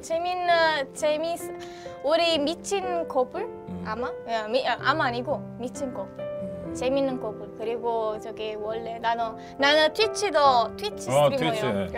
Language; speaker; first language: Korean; non-native, learner; Italian